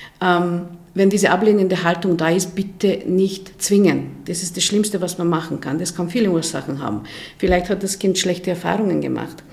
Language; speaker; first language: German; non-native, fluent; Hungarian